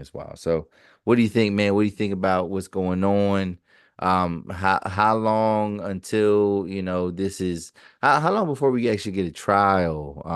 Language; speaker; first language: English; native; English